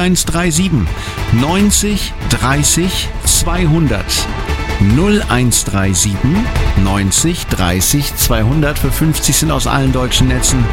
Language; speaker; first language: German; native; German